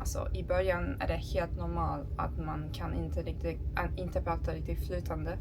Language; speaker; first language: Swedish; non-native, learner; Turkish